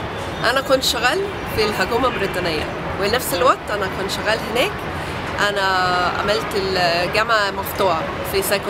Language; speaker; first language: Arabic; non-native, learner; English